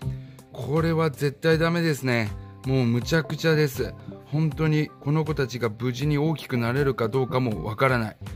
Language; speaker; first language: Japanese; native; Japanese